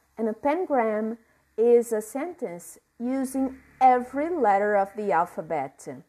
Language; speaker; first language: English; non-native, fluent; Portuguese